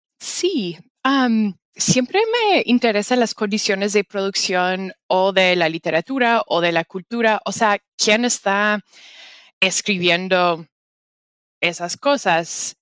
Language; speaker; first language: Spanish; non-native, fluent; English